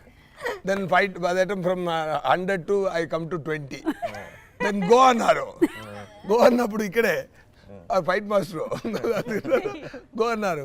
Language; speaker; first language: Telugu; non-native, learner; Tamil